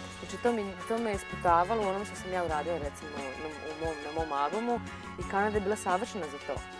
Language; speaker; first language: Serbian; early bilingual, heritage; Serbian